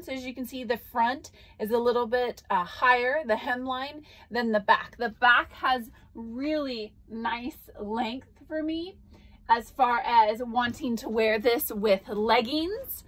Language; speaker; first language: English; native; English